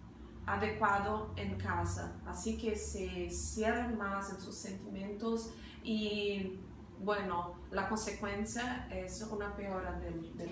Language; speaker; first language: Spanish; non-native, fluent; Portuguese